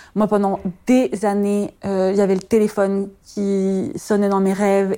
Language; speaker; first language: French; native; French